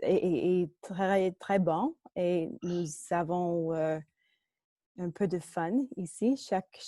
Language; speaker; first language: French; non-native, local second language; English